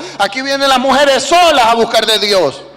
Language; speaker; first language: Spanish; native; Spanish